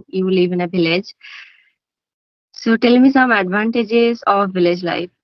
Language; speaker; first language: English; non-native, learner; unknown